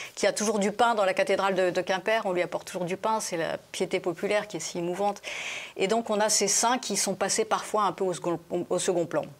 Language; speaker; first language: French; native; French